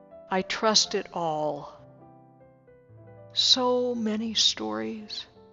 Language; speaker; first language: English; native; English